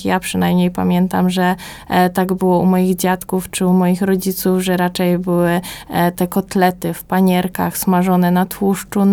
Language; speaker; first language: Polish; native; Polish